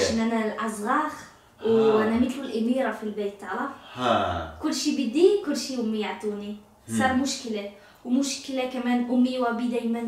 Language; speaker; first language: Arabic; non-native, learner; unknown